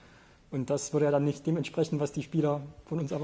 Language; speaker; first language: German; native; German